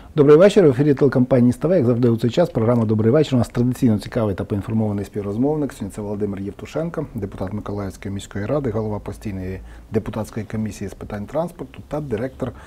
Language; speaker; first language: Ukrainian; non-native, local second language; Russian